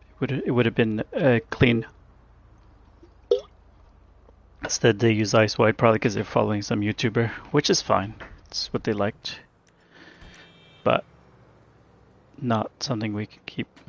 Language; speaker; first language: English; native; English